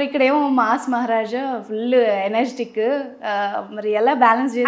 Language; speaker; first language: Telugu; native; Telugu